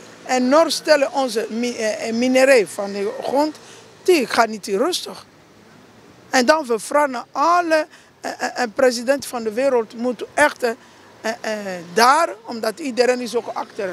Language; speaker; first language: Dutch; non-native, learner; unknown